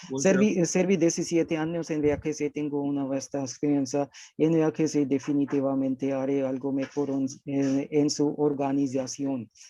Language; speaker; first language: Spanish; non-native, learner; Hindi